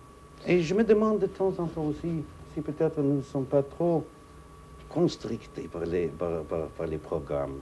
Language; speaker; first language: French; non-native, fluent; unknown